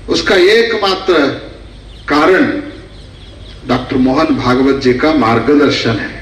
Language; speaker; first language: Hindi; non-native, local second language; Kannada